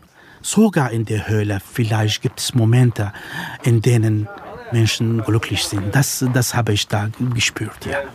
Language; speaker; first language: German; non-native, fluent; Kurdish